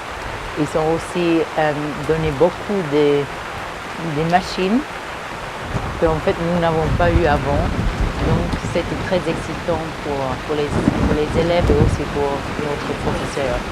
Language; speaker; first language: French; early bilingual, heritage; English